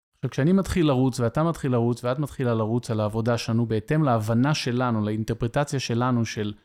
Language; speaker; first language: Hebrew; native; Hebrew